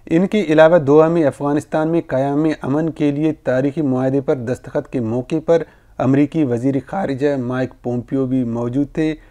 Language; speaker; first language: Urdu; non-native, local second language; Baluchi